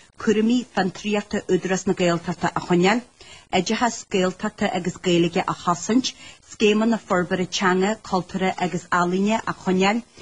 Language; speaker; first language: Irish; native; Irish